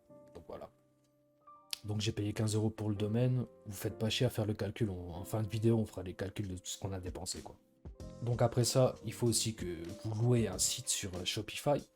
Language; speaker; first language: French; native; French